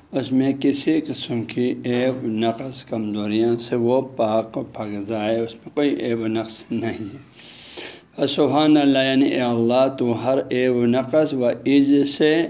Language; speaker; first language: Urdu; non-native, local second language; Balti